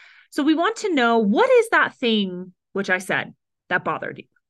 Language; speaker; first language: English; native; English